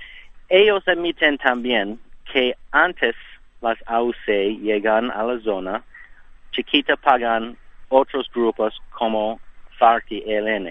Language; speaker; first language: Spanish; non-native, learner; English